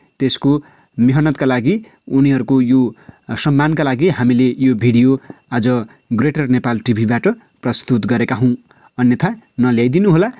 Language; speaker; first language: Nepali; native; Nepali